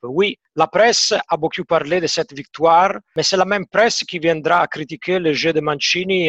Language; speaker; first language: French; non-native, fluent; Italian